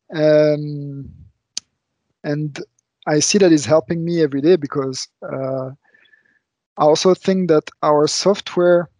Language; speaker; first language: English; non-native, fluent; French